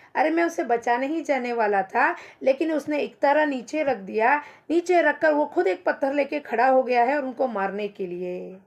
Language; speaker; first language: Hindi; non-native, local second language; Kannada